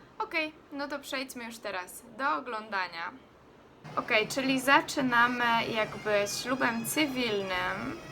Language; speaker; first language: Polish; native; Polish